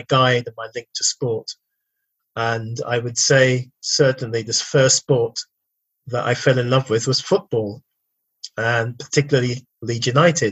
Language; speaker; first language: English; native; English